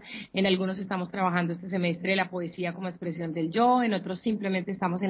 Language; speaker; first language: Spanish; native; Spanish